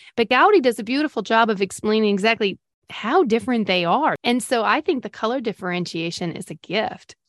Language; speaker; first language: English; native; English